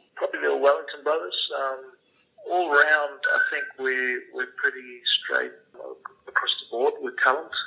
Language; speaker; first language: English; early bilingual, other home language; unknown